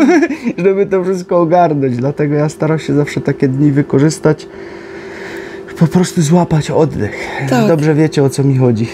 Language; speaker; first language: Polish; native; Polish